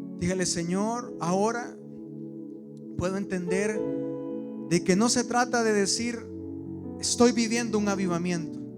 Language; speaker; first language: Spanish; native; Spanish